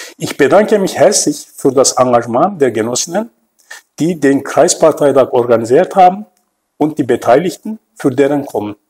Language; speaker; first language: German; non-native, fluent; Turkish